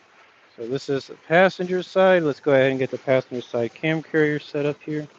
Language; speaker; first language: English; native; English